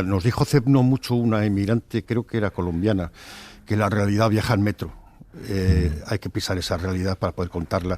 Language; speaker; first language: Spanish; native; Spanish